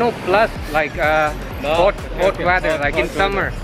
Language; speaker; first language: English; non-native, local second language; Hindi